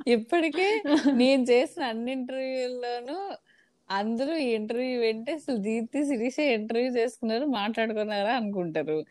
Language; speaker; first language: Telugu; native; Telugu